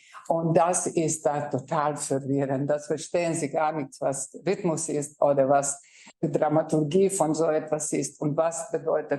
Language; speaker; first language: German; non-native, fluent; Croatian